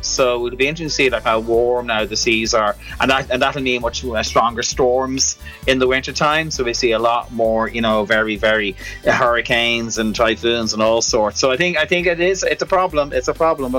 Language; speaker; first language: English; non-native, local second language; Irish